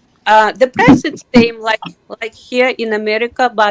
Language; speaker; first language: English; non-native, learner; Russian